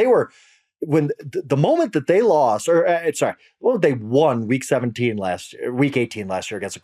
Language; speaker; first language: English; native; English